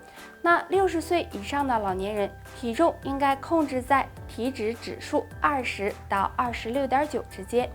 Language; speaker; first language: Chinese; native; Chinese